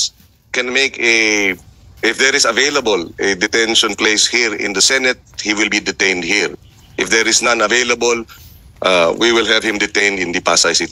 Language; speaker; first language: English; non-native, local second language; Filipino